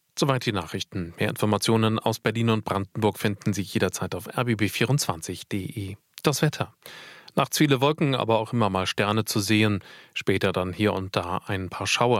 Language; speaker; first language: German; native; German